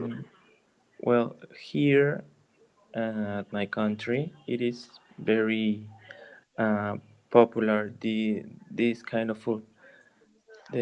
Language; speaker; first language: English; non-native, learner; Spanish